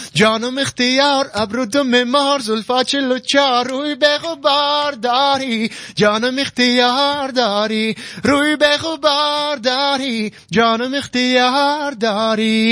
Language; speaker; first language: Tajik; non-native, local second language; Shughni